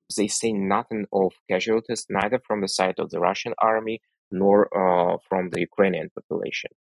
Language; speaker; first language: English; non-native, fluent; Russian